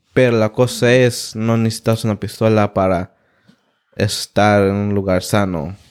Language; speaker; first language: Spanish; early bilingual, heritage; Spanish